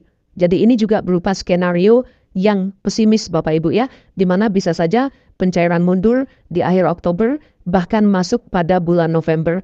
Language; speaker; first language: Indonesian; native; Indonesian